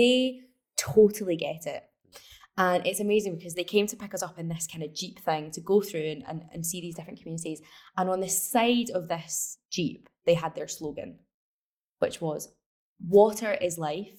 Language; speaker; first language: English; native; English